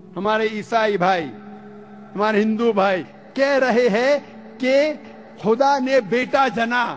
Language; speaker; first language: Urdu; non-native, local second language; Konkani